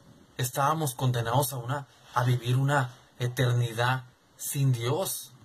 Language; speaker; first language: Spanish; native; Spanish